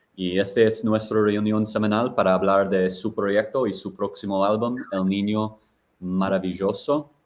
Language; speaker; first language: Spanish; non-native, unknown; English